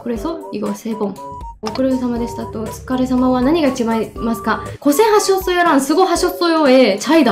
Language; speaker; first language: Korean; non-native, fluent; Japanese